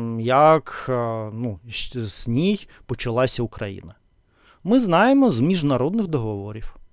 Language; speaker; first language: Ukrainian; non-native, learner; Russian